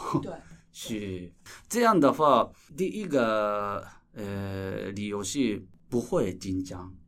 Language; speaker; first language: Chinese; non-native, fluent; Japanese